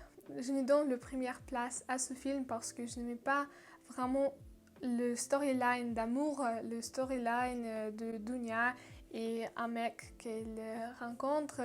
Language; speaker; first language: French; non-native, learner; Russian